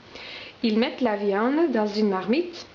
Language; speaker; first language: French; non-native, learner; Dutch